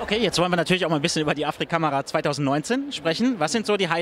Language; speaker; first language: German; native; German